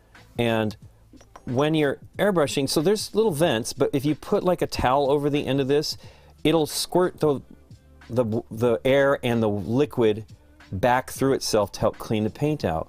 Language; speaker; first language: English; native; English